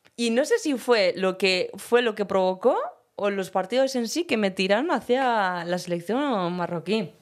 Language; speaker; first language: Spanish; early bilingual, other home language; Berber languages